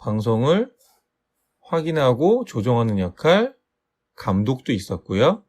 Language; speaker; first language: Korean; native; Korean